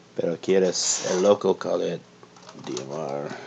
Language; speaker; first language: Spanish; non-native, learner; English